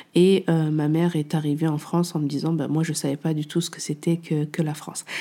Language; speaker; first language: French; native; French